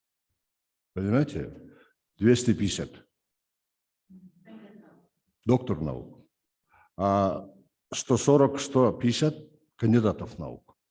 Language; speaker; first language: Russian; non-native, local second language; Kyrgyz